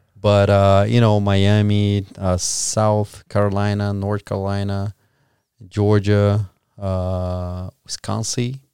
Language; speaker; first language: English; non-native, fluent; Portuguese